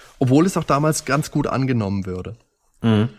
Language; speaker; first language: German; native; German